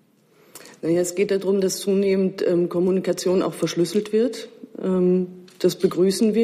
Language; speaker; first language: German; native; German